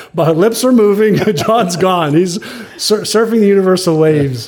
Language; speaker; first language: English; early bilingual, other home language; Hebrew